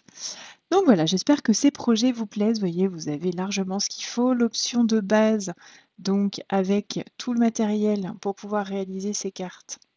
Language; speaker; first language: French; native; French